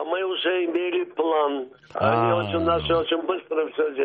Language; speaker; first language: Russian; early bilingual, heritage; Russian